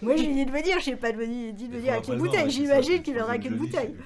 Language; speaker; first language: French; native; French